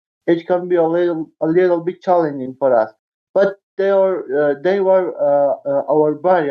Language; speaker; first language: English; non-native, learner; Persian